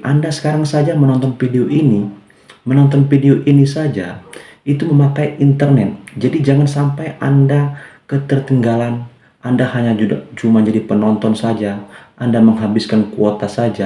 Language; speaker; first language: Indonesian; native; Indonesian